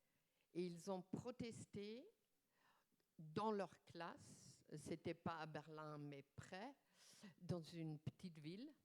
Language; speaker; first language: French; non-native, fluent; German